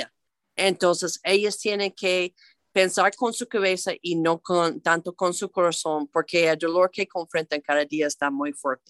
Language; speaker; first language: Spanish; non-native, fluent; English